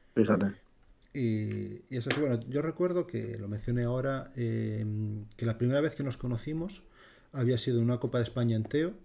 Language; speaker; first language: Spanish; native; Spanish